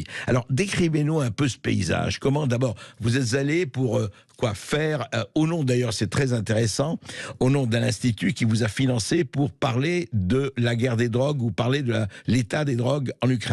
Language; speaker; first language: French; native; French